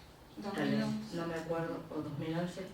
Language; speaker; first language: Spanish; native; Spanish